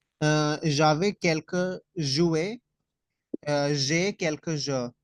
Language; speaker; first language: French; non-native, fluent; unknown